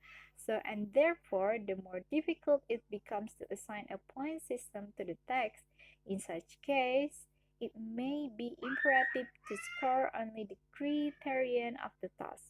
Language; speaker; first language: English; non-native, learner; Indonesian